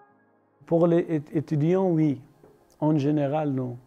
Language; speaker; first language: French; non-native, learner; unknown